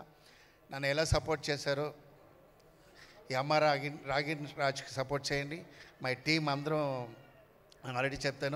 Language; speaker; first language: Telugu; non-native, learner; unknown